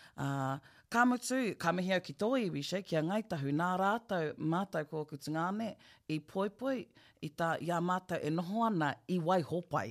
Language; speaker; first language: Māori; non-native, local second language; English